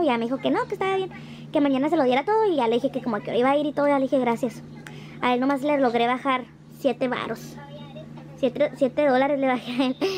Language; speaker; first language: Spanish; native; Spanish